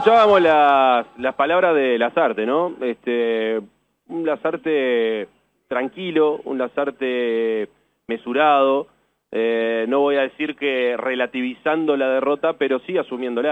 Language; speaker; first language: Spanish; native; Spanish